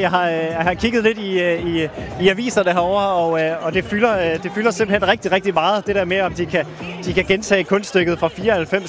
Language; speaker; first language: Danish; native; Danish